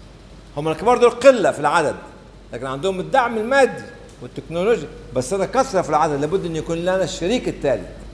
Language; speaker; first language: Arabic; native; Arabic